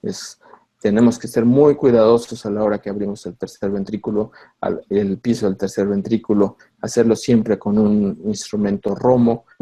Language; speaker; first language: Spanish; native; Spanish